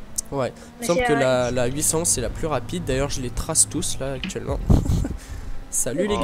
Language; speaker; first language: French; native; French